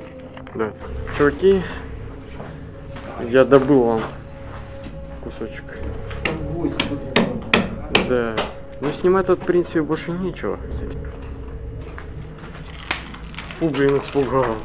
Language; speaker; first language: Russian; native; Russian